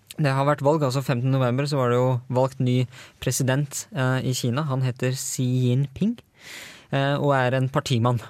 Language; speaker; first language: Norwegian; native; Norwegian